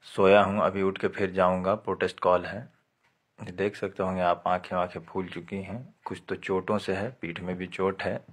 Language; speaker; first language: Urdu; native; Urdu